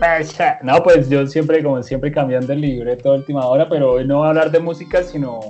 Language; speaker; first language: Spanish; native; Spanish